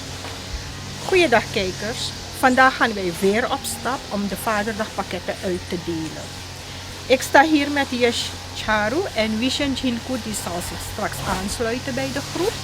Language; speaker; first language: Dutch; non-native, local second language; Caribbean Hindustani